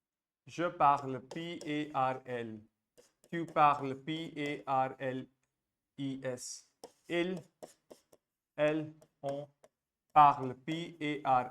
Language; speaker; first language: French; non-native, fluent; Hindi